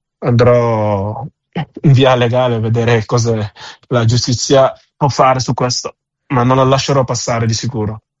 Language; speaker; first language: Italian; non-native, fluent; Wolof